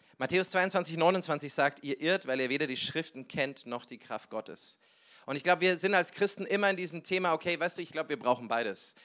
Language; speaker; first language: German; native; German